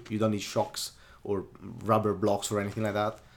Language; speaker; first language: English; non-native, fluent; Italian